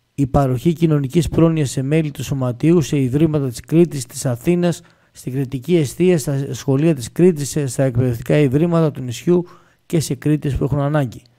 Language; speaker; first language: Greek; native; Greek